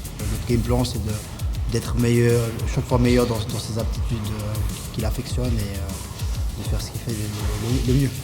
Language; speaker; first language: French; native; French